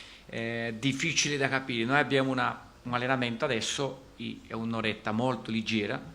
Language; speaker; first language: Italian; non-native, fluent; Portuguese